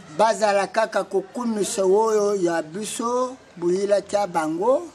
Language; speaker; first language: Lingala; non-native, local second language; Kongo